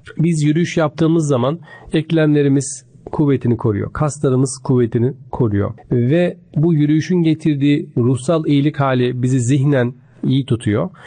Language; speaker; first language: Turkish; native; Turkish